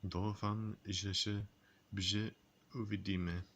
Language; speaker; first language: Czech; non-native, learner; English